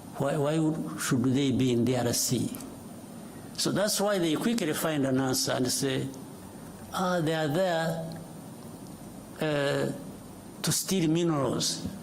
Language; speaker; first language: English; non-native, local second language; Kinyarwanda